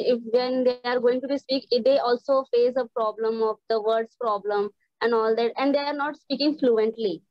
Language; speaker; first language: English; non-native, learner; Hindi